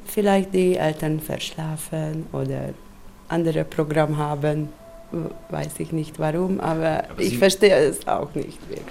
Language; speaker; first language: German; non-native, learner; Hungarian